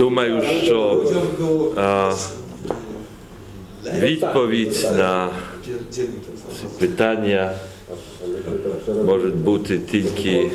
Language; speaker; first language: Polish; non-native, learner; Ukrainian